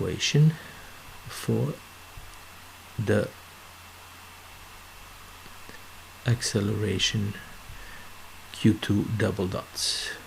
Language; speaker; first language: English; non-native, fluent; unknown